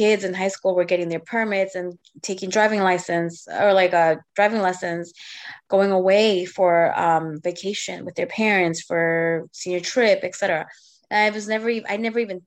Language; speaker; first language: English; native; English